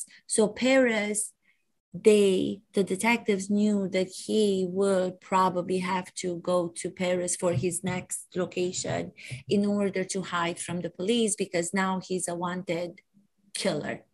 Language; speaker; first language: English; non-native, fluent; Romanian